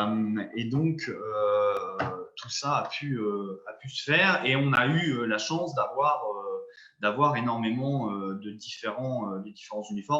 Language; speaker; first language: French; native; French